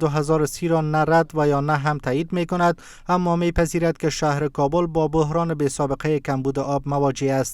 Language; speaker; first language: Persian; native; Persian